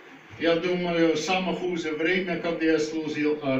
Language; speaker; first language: Russian; non-native, learner; Dutch